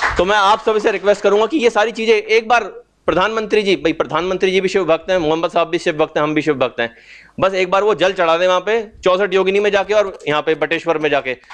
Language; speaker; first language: Hindi; native; Hindi